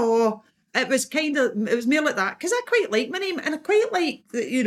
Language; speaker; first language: English; native; English